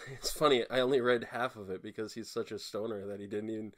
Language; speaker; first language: English; native; English